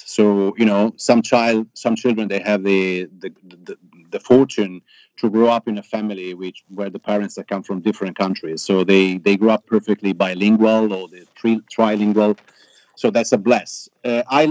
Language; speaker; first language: English; non-native, fluent; Italian